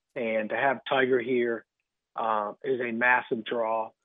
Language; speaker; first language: English; native; English